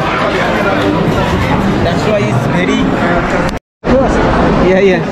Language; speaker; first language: English; non-native, learner; Bangla